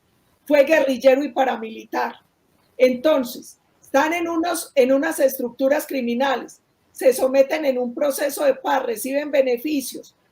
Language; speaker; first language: Spanish; native; Spanish